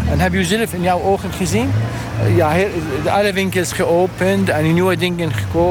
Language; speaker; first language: Dutch; non-native, learner; Arabic